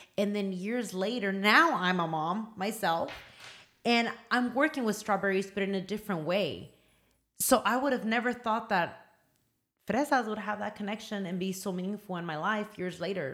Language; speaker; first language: English; early bilingual, other home language; Spanish